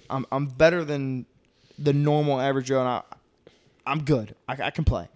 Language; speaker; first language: English; native; English